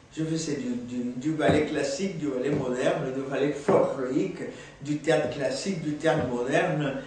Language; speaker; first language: French; non-native, fluent; Spanish